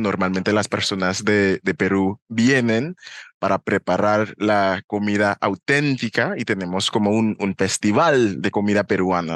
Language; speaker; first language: Spanish; non-native, fluent; English